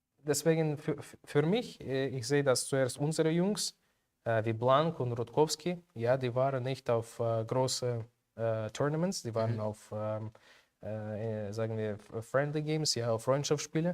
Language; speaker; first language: German; non-native, learner; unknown